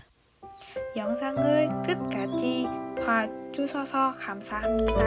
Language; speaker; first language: Korean; non-native, fluent; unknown